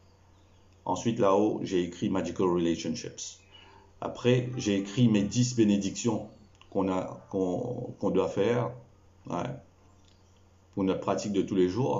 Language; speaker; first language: French; non-native, local second language; Morisyen